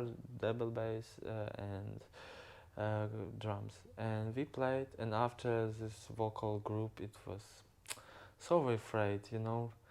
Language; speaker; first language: English; non-native, learner; Ukrainian